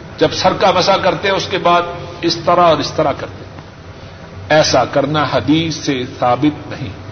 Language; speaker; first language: Urdu; non-native, local second language; Punjabi